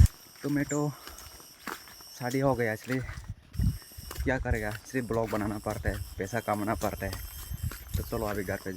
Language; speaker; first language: Hindi; non-native, local second language; Kok Borok